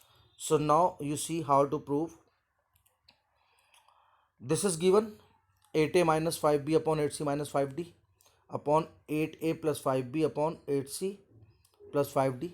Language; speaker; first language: English; non-native, local second language; Hindi